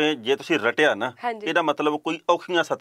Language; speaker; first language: Punjabi; native; Punjabi